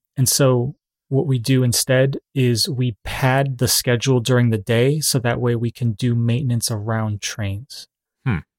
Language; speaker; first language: English; native; English